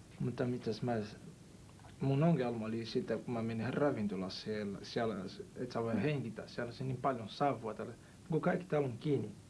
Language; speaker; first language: Finnish; non-native, learner; Portuguese